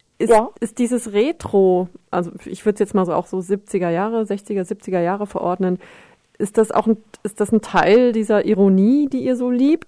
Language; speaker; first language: German; native; German